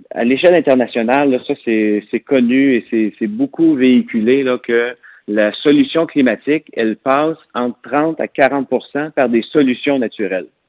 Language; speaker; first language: French; native; French